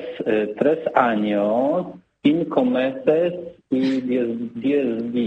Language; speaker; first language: Spanish; non-native, learner; Polish